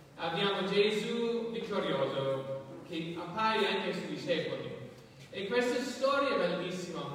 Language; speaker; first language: Italian; non-native, fluent; English